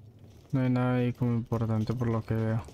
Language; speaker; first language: Spanish; native; Spanish